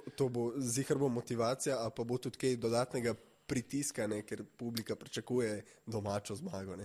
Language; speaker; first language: Slovenian; native; Slovenian